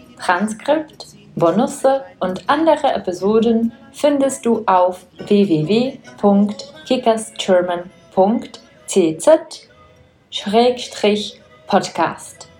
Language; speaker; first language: German; non-native, fluent; Czech